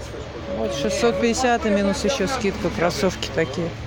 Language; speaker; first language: Russian; non-native, learner; Vietnamese